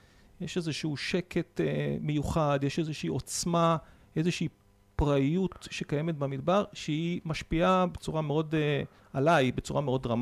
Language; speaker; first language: Hebrew; native; Hebrew